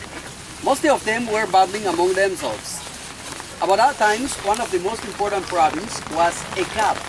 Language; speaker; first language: English; non-native, fluent; Spanish